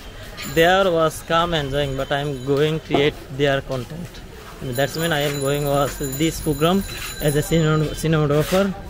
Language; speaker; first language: English; non-native, learner; Bangla